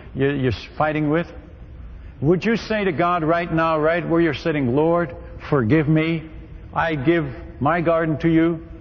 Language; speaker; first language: English; non-native, fluent; Dutch